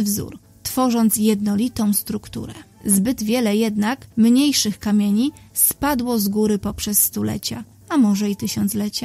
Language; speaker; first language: Polish; native; Polish